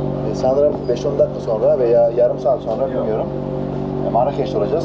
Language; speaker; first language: Turkish; early bilingual, heritage; Turkish